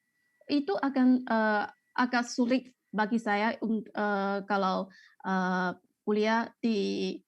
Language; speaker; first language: Indonesian; non-native, fluent; Chinese